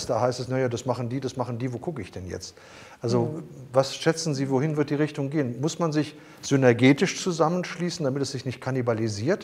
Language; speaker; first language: German; native; German